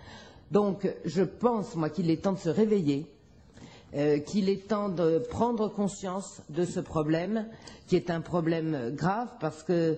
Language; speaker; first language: French; native; French